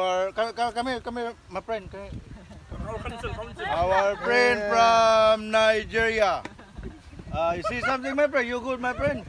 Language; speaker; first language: English; non-native, learner; Cebuano